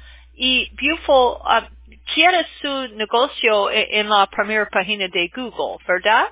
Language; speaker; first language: Spanish; non-native, learner; English